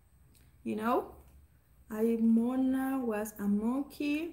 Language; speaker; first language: English; non-native, learner; Spanish